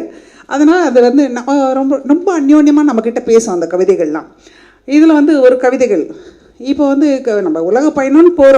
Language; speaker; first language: Tamil; native; Tamil